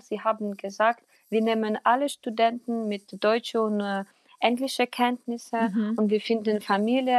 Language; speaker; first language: German; non-native, fluent; Ukrainian